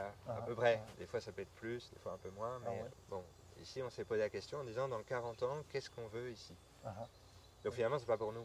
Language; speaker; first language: French; native; French